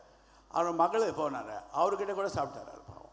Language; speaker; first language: Tamil; non-native, learner; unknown